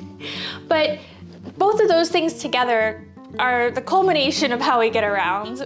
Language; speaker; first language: English; native; English